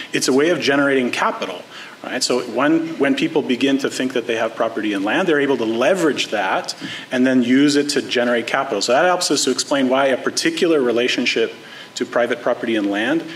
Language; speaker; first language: English; native; English